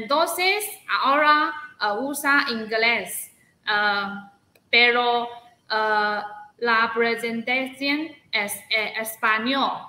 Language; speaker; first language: Spanish; non-native, learner; Chinese